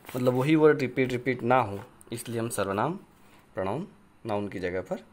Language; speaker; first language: Hindi; non-native, local second language; Marathi